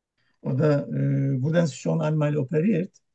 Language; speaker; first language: German; non-native, learner; Turkish